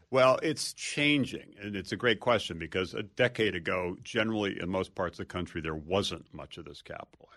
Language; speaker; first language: English; native; English